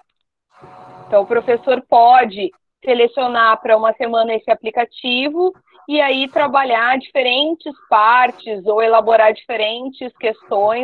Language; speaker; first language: Portuguese; native; Portuguese